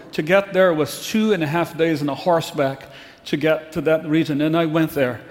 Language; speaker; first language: English; non-native, fluent; Portuguese